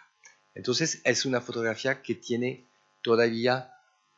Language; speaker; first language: Spanish; early bilingual, heritage; French